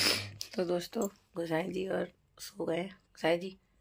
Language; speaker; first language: Hindi; native; Hindi